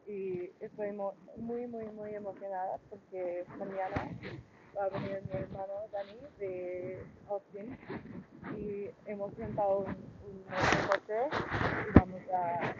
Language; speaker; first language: Spanish; non-native, learner; English